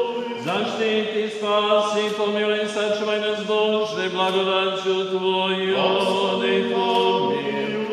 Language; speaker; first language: Bosnian; native; Bosnian